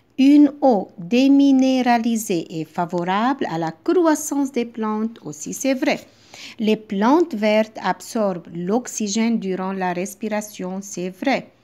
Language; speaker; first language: French; non-native, local second language; Arabic